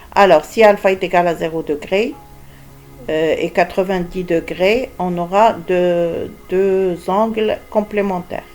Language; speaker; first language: French; non-native, local second language; Arabic